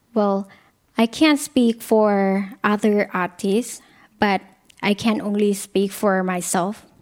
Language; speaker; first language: English; non-native, learner; Thai